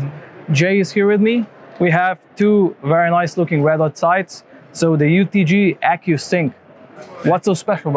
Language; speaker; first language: English; non-native, fluent; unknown